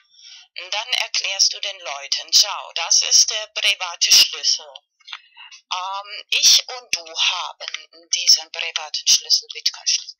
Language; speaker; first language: German; non-native, fluent; Spanish